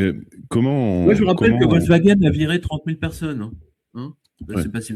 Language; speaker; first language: French; native; French